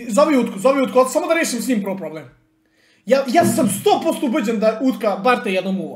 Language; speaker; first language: Bosnian; native; Bosnian